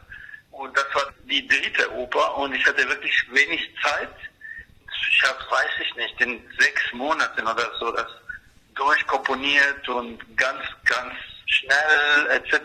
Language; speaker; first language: German; non-native, fluent; Spanish